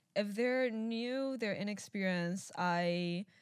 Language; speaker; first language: English; early bilingual, other home language; Chinese